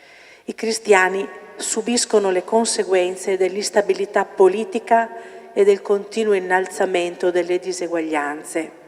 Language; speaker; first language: Italian; native; Italian